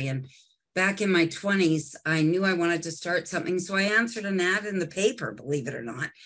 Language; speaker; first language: English; native; English